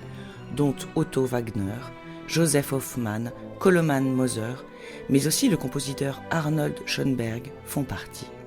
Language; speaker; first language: French; native; French